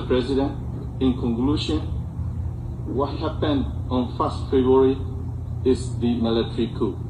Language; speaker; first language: English; non-native, fluent; Burmese